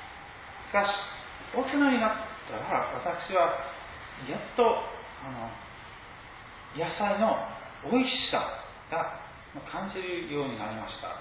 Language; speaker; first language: Japanese; non-native, fluent; English